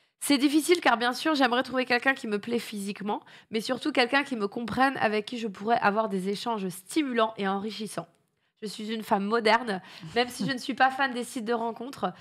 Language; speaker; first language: French; native; French